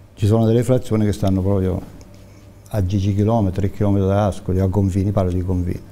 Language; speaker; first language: Italian; native; Italian